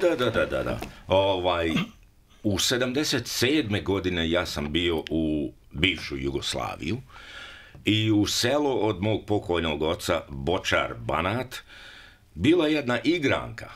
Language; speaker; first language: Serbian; early bilingual, heritage; English